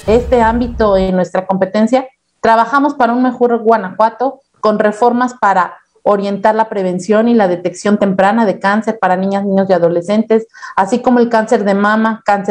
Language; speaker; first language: Spanish; native; Spanish